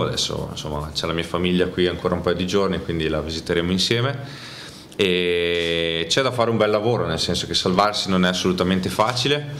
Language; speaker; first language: Italian; native; Italian